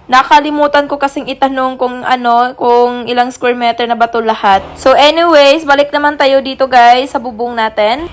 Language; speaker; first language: Filipino; non-native, local second language; Cebuano